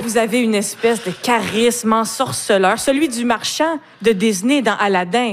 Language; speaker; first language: French; native; French